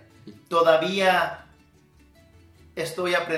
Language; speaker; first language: Spanish; early bilingual, heritage; Spanish